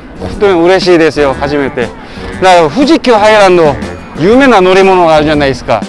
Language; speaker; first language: Japanese; non-native, fluent; Korean